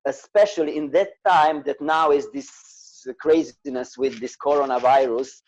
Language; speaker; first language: English; non-native, learner; Romanian